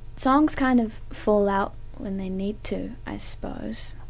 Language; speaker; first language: English; native; English